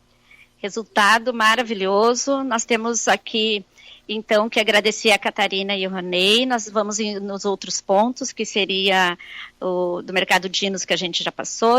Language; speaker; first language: Portuguese; native; Portuguese